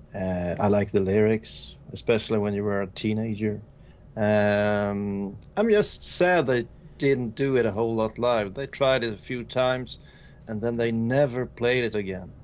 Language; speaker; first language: English; non-native, fluent; Swedish